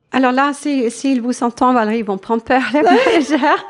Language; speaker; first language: French; non-native, fluent; Swedish